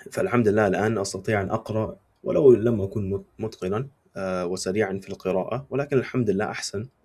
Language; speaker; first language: Arabic; non-native, fluent; English